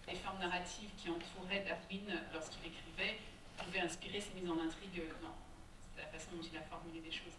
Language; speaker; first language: French; native; French